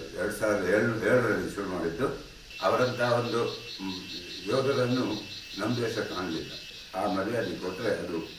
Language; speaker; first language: Kannada; non-native, local second language; Kodava